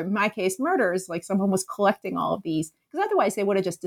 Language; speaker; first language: English; native; English